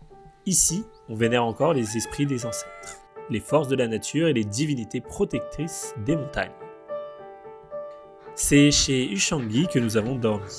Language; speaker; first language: French; native; French